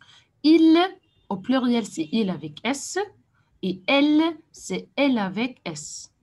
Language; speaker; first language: French; non-native, fluent; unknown